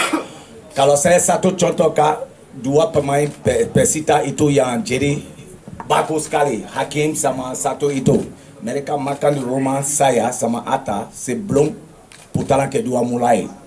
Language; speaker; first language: Indonesian; non-native, fluent; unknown